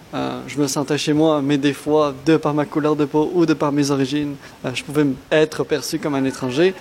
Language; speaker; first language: French; non-native, local second language; Arabic